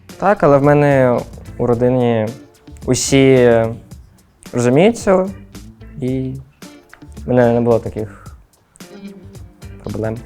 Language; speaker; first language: Ukrainian; non-native, local second language; Russian